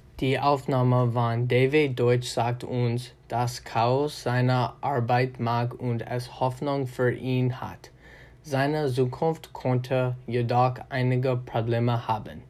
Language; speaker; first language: German; non-native, learner; English